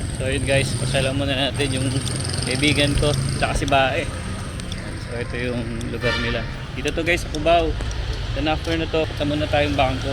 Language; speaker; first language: Filipino; native; Filipino